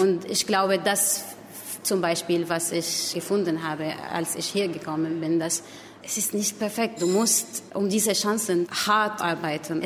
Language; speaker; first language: German; non-native, learner; Arabic